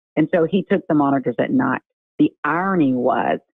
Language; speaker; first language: English; native; English